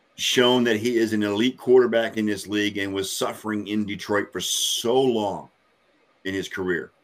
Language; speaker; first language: English; native; English